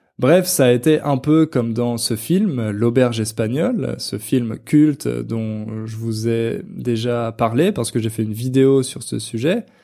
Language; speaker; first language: French; native; French